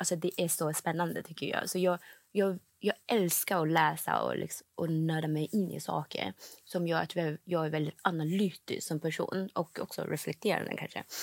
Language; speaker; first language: Swedish; non-native, fluent; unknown